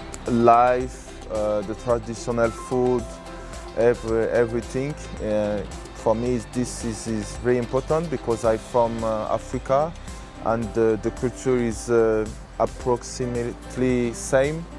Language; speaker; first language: English; non-native, learner; French